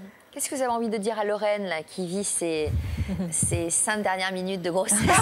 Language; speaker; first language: French; native; French